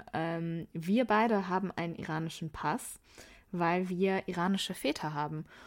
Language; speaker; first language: German; early bilingual, other home language; Persian